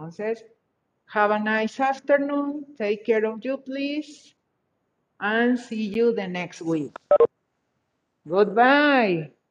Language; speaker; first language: English; non-native, fluent; Spanish